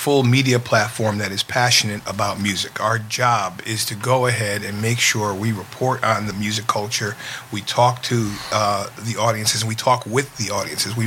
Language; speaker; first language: English; native; English